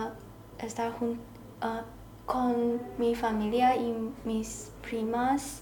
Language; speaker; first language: Spanish; non-native, learner; Chinese